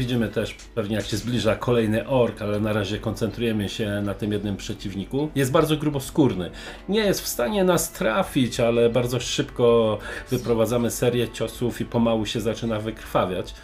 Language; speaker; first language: Polish; native; Polish